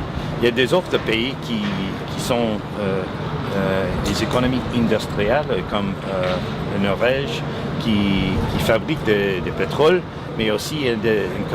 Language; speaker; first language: French; non-native, local second language; English